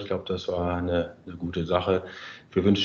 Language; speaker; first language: German; native; German